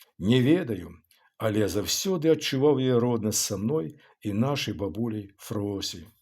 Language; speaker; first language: Belarusian; native; Belarusian